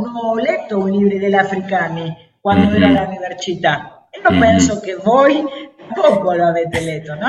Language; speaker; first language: Italian; non-native, learner; Spanish